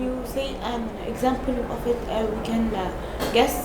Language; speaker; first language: English; non-native, learner; Arabic